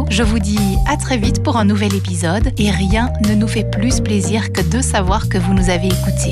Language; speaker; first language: French; native; French